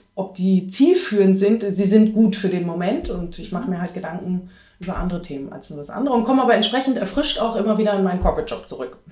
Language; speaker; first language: German; native; German